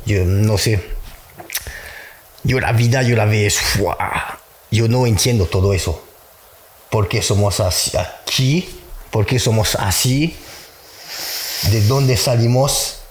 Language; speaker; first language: Spanish; non-native, learner; French